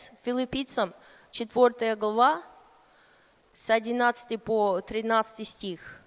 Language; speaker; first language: Russian; non-native, fluent; English